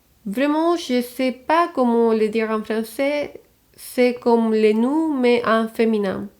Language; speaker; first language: French; non-native, fluent; Spanish